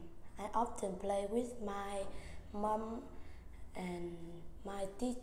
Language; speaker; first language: English; non-native, learner; Vietnamese